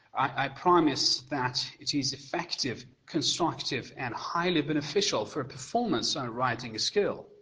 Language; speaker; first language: English; non-native, fluent; Persian